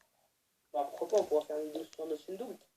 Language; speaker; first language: French; native; French